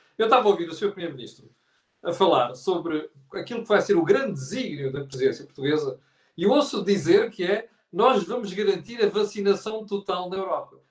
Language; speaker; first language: Portuguese; native; Portuguese